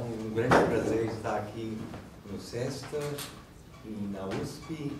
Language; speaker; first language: Portuguese; non-native, fluent; English